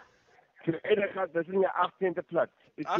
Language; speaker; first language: German; non-native, fluent; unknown